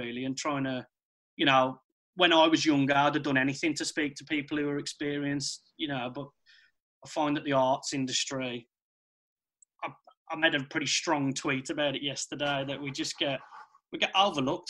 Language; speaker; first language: English; native; English